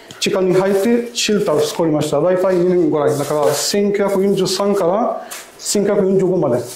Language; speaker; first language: Japanese; non-native, learner; Arabic